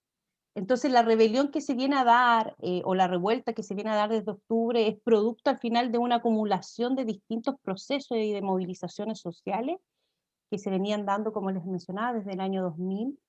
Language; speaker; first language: Spanish; native; Spanish